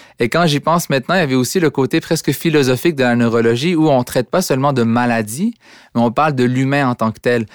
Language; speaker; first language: French; early bilingual, other home language; Arabic